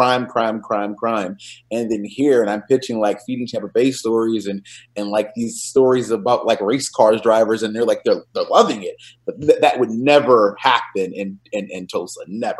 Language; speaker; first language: English; native; English